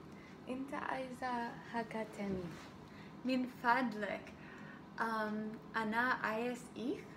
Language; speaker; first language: Arabic; non-native, learner; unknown